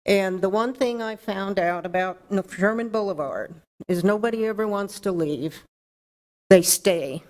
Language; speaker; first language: English; native; English